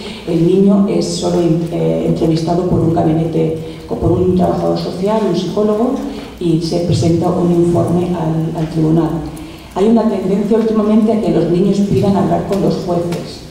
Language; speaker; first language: Spanish; native; Spanish